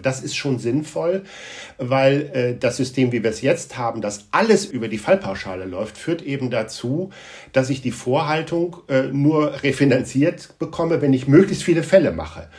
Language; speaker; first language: German; native; German